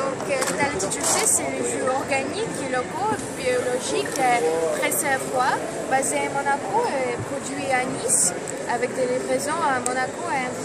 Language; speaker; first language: French; non-native, fluent; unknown